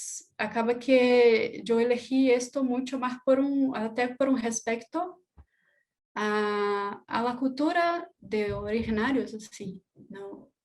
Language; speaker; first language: Spanish; non-native, learner; Portuguese